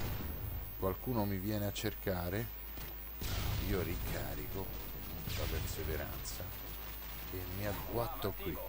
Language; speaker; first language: Italian; native; Italian